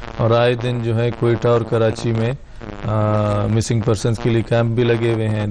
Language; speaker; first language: Urdu; non-native, local second language; Baluchi